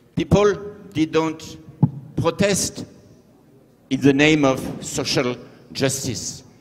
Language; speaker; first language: English; non-native, fluent; French